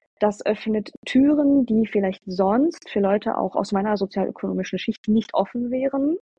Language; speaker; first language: German; early bilingual, other home language; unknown